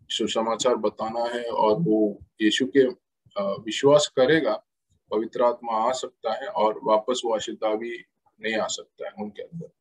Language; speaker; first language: Hindi; non-native, local second language; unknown